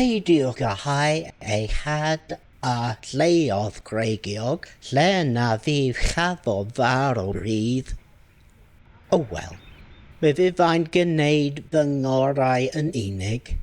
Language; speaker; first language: Welsh; non-native, learner; English